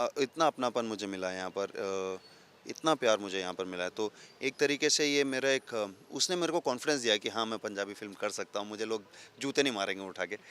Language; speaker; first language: Hindi; non-native, local second language; Telugu